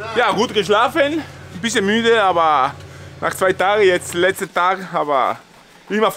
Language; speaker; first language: German; non-native, learner; Italian